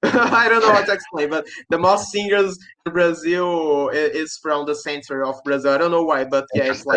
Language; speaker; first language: English; non-native, learner; Portuguese